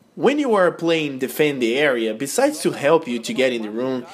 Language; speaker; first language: English; non-native, fluent; Portuguese